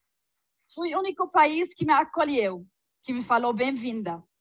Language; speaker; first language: Portuguese; non-native, fluent; Arabic